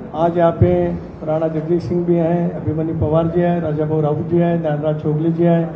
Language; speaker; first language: Hindi; non-native, local second language; Marathi